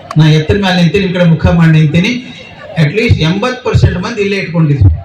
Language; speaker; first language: Kannada; native; Kannada